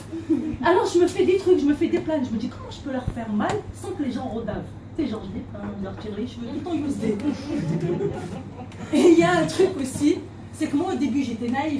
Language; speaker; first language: French; native; French